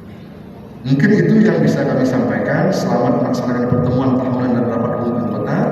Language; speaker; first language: Indonesian; native; Indonesian